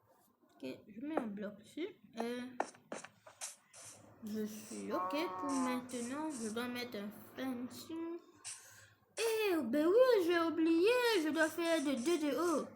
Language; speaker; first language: French; non-native, fluent; English